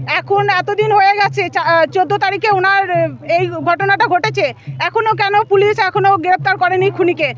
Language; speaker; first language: Bangla; non-native, local second language; Santali